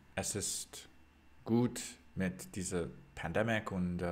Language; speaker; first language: German; non-native, learner; English